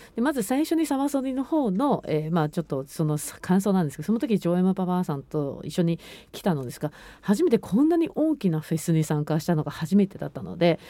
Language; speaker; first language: Japanese; non-native, fluent; Chinese